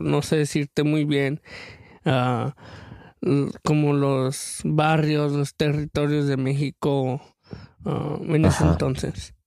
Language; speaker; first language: Spanish; early bilingual, other home language; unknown